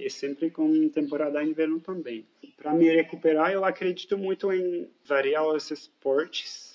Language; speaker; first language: Portuguese; non-native, fluent; French